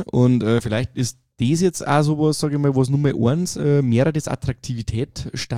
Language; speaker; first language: German; native; German